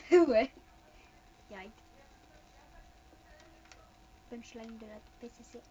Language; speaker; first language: French; native; French